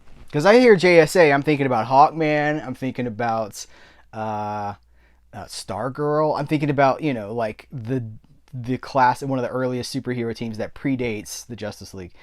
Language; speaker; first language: English; native; English